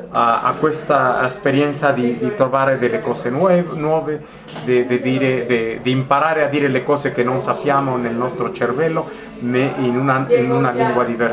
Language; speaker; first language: Italian; non-native, fluent; Spanish